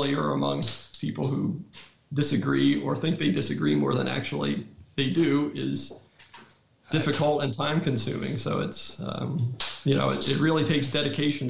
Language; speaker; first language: English; native; English